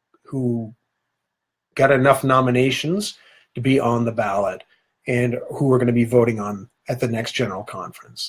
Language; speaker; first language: English; native; English